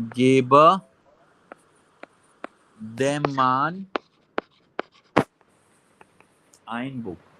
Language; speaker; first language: German; non-native, fluent; Hindi